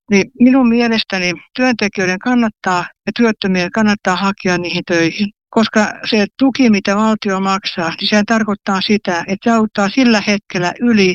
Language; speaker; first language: Finnish; native; Finnish